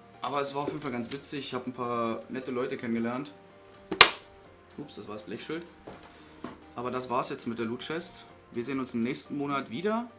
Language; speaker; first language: German; native; German